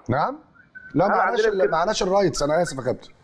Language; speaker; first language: Arabic; native; Arabic